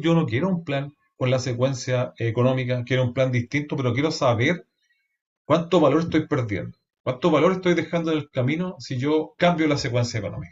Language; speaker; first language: Spanish; native; Spanish